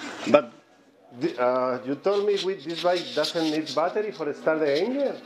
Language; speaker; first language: English; non-native, learner; Spanish